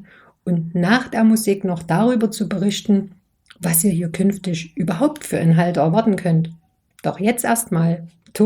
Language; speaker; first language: German; native; German